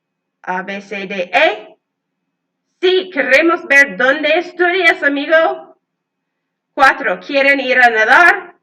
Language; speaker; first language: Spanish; non-native, learner; English